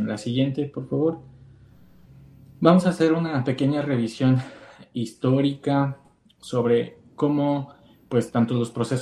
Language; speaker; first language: Spanish; native; Spanish